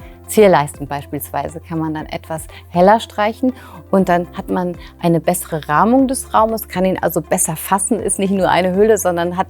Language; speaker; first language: German; native; German